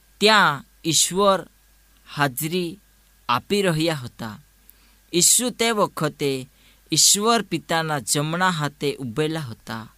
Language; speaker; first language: Gujarati; non-native, local second language; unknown